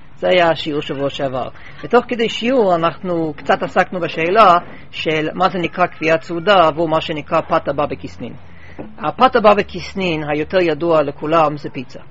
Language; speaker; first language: Hebrew; non-native, fluent; English